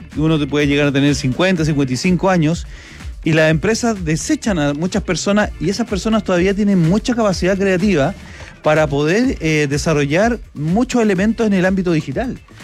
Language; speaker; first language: Spanish; native; Spanish